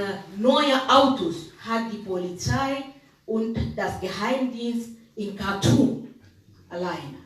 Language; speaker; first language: German; non-native, fluent; Arabic